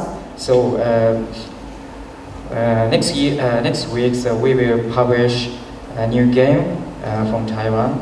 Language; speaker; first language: English; non-native, learner; Japanese